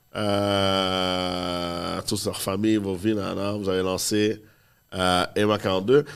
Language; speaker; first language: French; native; French